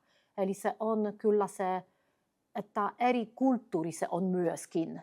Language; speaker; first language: Finnish; non-native, fluent; Polish